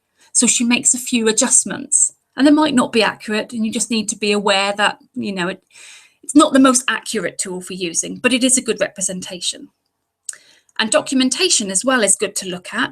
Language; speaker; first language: English; native; English